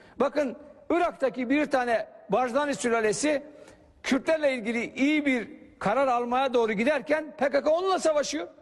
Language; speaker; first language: Turkish; non-native, local second language; Kurdish